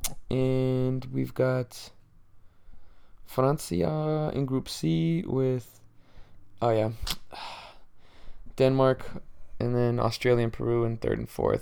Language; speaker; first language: English; early bilingual, other home language; Spanish